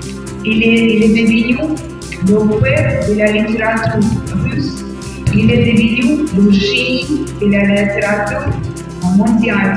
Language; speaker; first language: French; non-native, fluent; Russian